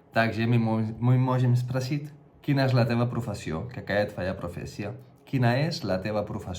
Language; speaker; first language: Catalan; non-native, fluent; Russian